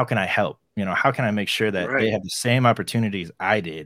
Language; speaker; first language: English; native; English